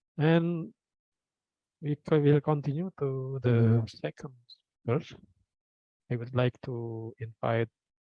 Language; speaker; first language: English; non-native, fluent; Indonesian